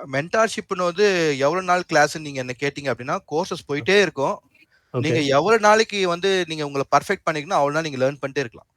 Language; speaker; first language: Tamil; native; Tamil